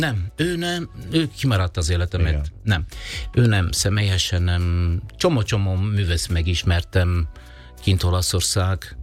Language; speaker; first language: Hungarian; non-native, learner; Italian